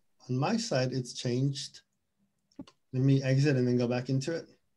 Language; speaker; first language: English; early bilingual, other home language; Spanish